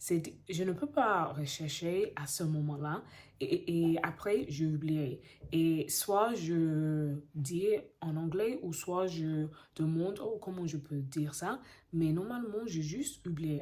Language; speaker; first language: French; non-native, learner; English